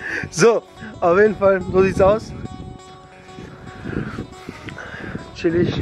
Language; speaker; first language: German; early bilingual, other home language; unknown